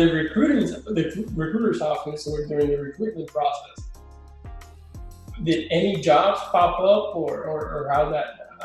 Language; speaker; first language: English; non-native, fluent; Spanish